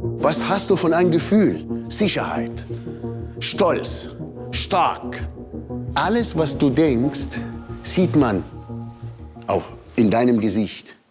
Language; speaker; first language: German; non-native, fluent; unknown